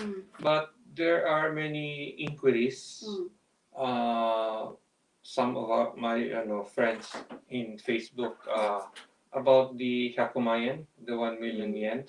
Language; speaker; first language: English; non-native, local second language; Filipino